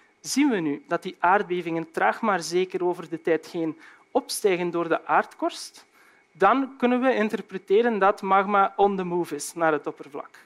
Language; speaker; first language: Dutch; native; Dutch